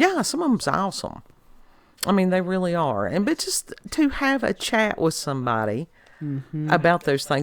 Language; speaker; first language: English; native; English